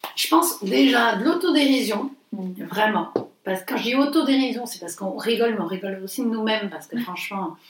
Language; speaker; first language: French; native; French